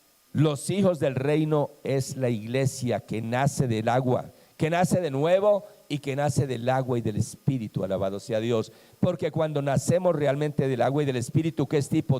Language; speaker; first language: Spanish; native; Spanish